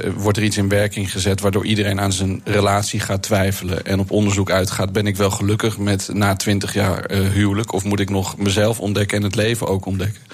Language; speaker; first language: Dutch; native; Dutch